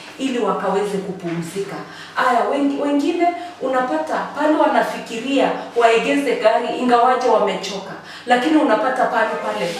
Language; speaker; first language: Swahili; non-native, local second language; Kalenjin